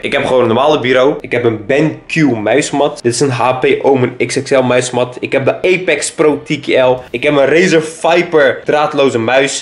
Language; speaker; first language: Dutch; native; Dutch